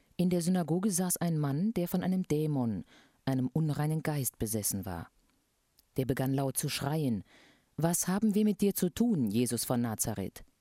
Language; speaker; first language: German; native; German